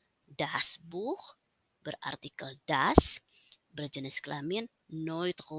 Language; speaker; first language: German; non-native, fluent; Indonesian